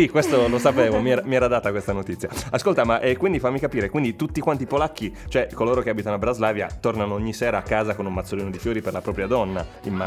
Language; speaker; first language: Italian; native; Italian